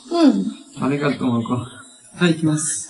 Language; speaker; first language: Japanese; non-native, fluent; Chinese